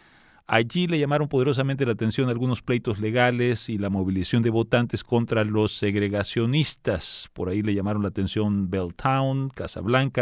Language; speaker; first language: Spanish; native; Spanish